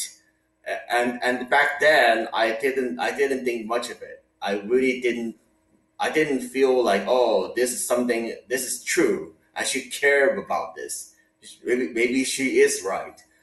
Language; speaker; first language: English; non-native, local second language; Cantonese